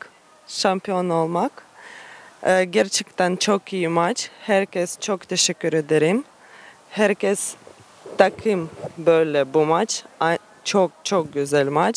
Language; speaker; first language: Turkish; non-native, learner; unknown